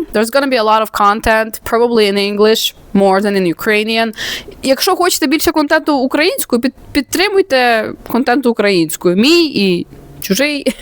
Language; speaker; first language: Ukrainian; non-native, local second language; Russian